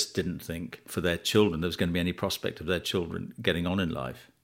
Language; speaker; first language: English; early bilingual, other home language; Tamil